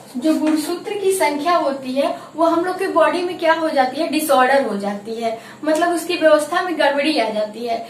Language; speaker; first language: Hindi; native; Hindi